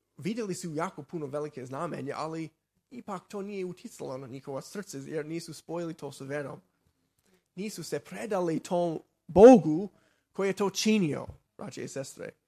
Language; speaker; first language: Serbian; non-native, fluent; Slovak